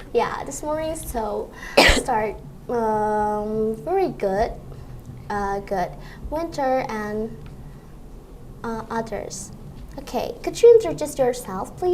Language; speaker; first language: English; non-native, learner; Indonesian